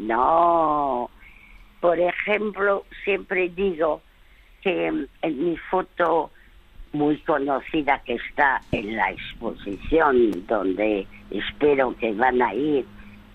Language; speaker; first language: Spanish; early bilingual, other home language; French